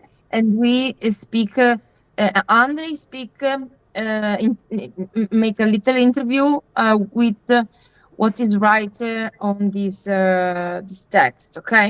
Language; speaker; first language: English; non-native, learner; Italian